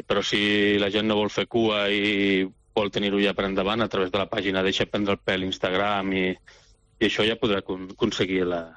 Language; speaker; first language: Catalan; native; Catalan